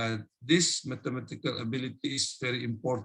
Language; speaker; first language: English; non-native, fluent; Indonesian